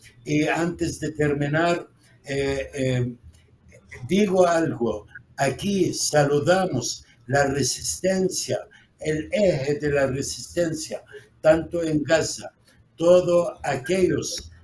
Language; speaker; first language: Spanish; non-native, fluent; Arabic